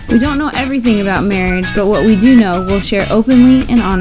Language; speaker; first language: English; native; English